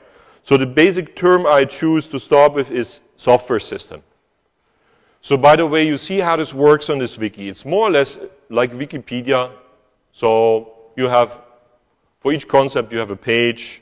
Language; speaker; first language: English; non-native, fluent; German